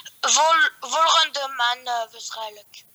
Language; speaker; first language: Dutch; early bilingual, heritage; Dutch